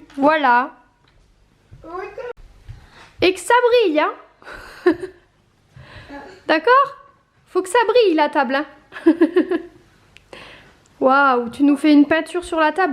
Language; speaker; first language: French; native; French